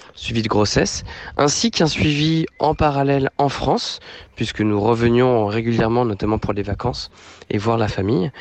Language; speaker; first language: French; native; French